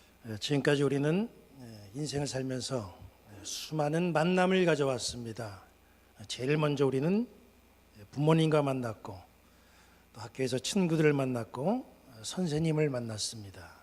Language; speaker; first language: Korean; native; Korean